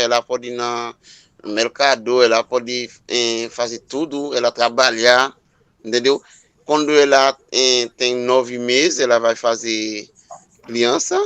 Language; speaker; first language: Portuguese; non-native, learner; Haitian Creole